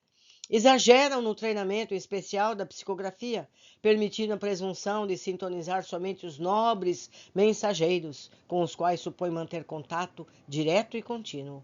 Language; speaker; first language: Portuguese; native; Portuguese